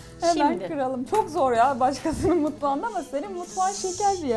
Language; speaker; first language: Turkish; native; Turkish